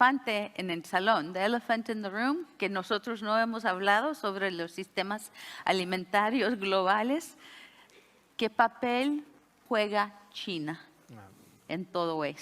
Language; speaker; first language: Spanish; early bilingual, heritage; Spanish